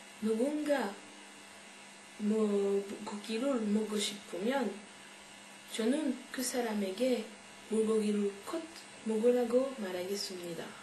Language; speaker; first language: Korean; non-native, learner; French